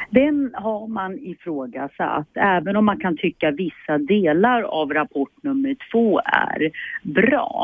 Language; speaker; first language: Swedish; native; Swedish